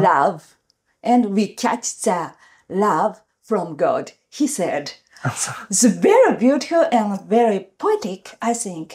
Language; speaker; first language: English; non-native, learner; Japanese